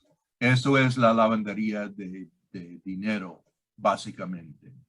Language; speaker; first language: Spanish; non-native, fluent; English